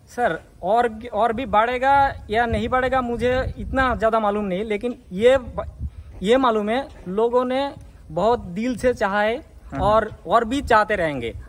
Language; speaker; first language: Hindi; non-native, local second language; Bangla